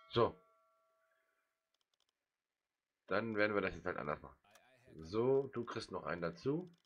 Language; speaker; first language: German; native; German